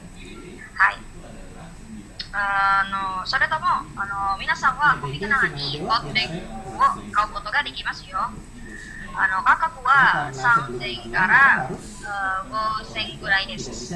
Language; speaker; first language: Japanese; non-native, learner; Indonesian